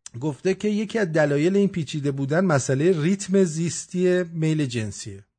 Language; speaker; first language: Persian; native; Persian